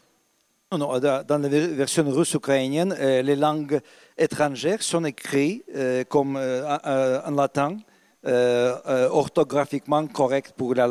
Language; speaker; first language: French; non-native, fluent; Russian